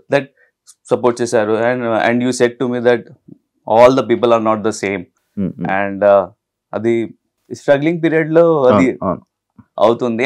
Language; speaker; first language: Telugu; non-native, learner; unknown